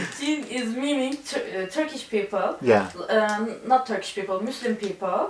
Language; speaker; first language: English; non-native, learner; Turkish